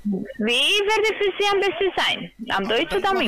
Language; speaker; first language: German; non-native, learner; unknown